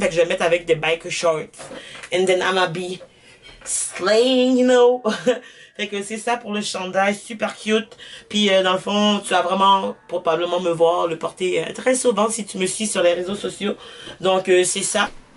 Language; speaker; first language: French; native; French